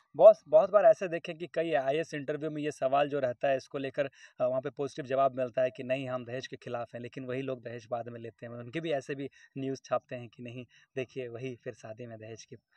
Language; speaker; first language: Hindi; native; Hindi